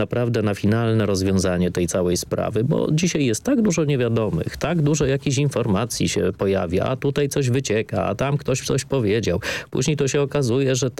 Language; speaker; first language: Polish; native; Polish